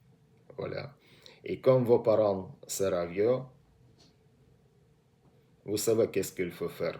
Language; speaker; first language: French; non-native, learner; Russian